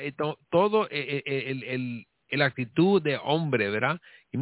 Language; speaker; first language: Spanish; early bilingual, heritage; Spanish